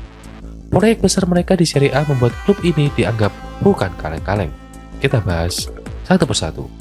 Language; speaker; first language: Indonesian; native; Indonesian